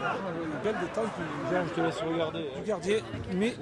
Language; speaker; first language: French; native; French